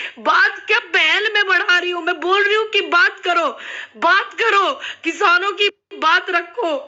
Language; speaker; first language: Hindi; native; Hindi